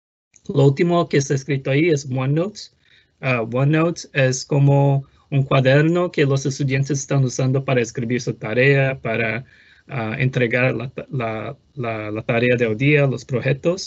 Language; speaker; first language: Spanish; non-native, fluent; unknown